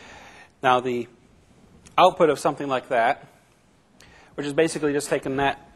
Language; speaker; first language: English; native; English